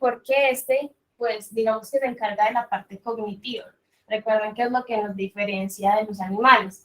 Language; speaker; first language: Spanish; native; Spanish